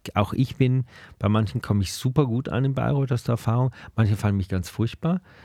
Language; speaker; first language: German; native; German